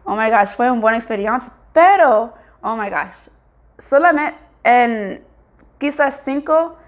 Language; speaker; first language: Spanish; non-native, fluent; English